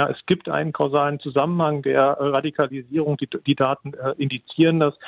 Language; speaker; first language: German; native; German